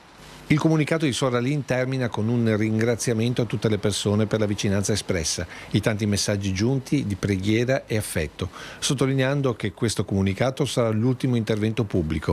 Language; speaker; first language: Italian; native; Italian